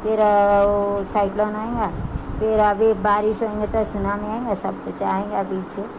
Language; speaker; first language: Hindi; non-native, local second language; Tamil